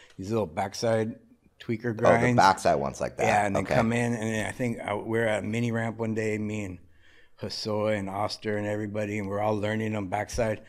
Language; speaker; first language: English; native; English